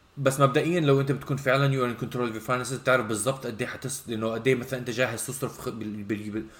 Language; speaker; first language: Arabic; native; Arabic